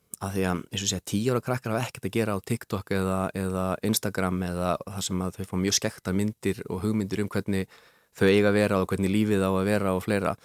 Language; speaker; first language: Icelandic; native; Icelandic